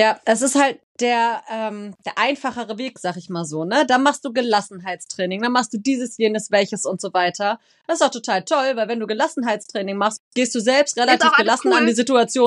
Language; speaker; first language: German; native; German